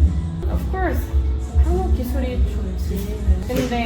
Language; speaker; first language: Korean; non-native, fluent; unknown